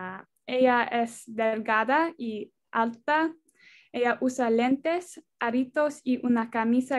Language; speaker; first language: Spanish; non-native, learner; English